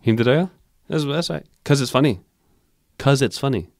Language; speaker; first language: English; native; English